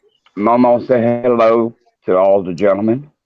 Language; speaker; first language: English; native; English